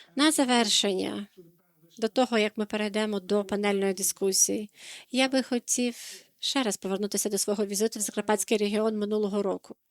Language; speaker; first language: Ukrainian; non-native, fluent; Dutch